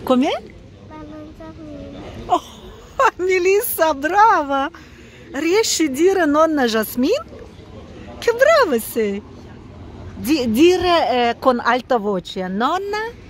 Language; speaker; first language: Italian; non-native, learner; Russian